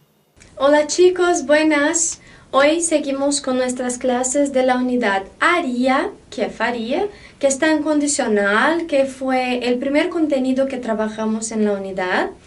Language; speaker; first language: Spanish; non-native, fluent; Portuguese